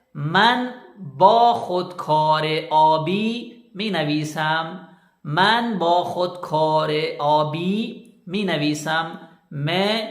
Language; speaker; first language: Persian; non-native, fluent; Urdu